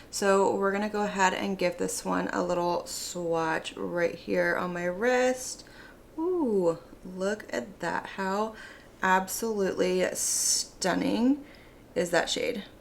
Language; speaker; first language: English; native; English